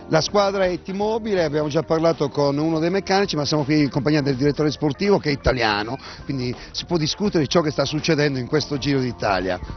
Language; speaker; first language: Italian; native; Italian